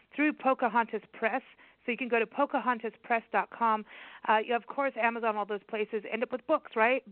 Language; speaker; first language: English; native; English